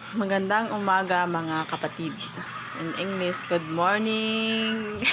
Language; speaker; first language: Filipino; non-native, local second language; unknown